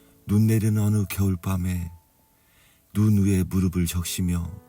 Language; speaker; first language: Korean; native; Korean